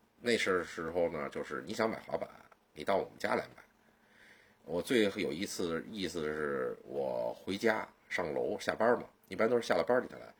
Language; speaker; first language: Chinese; native; Chinese